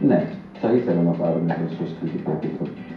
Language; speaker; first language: Greek; non-native, fluent; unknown